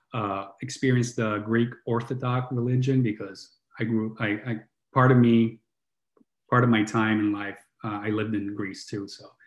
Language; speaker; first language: English; non-native, fluent; Italian